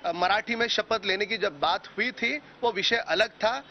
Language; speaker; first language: Hindi; non-native, local second language; Marathi